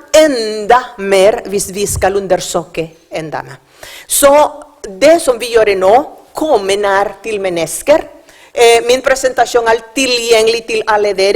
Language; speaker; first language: Norwegian; non-native, learner; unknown